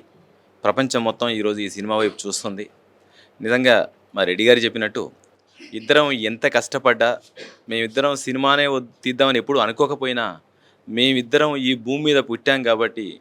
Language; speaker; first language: Telugu; native; Telugu